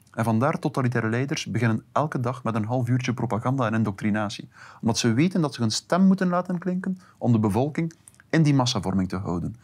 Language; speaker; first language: Dutch; native; Dutch